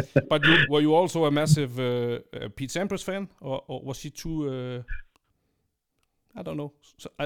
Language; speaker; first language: English; non-native, fluent; Danish